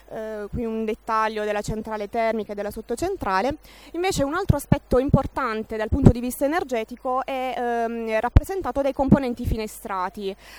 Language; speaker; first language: Italian; native; Italian